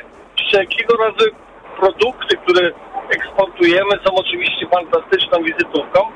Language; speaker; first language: Polish; early bilingual, other home language; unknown